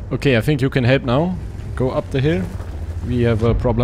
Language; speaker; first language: English; non-native, learner; German